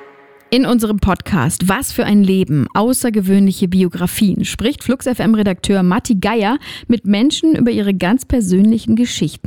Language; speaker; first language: German; native; German